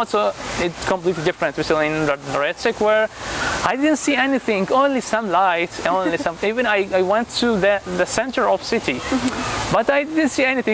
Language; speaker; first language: English; non-native, fluent; Arabic